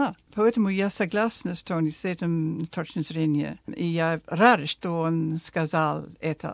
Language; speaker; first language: Russian; non-native, fluent; English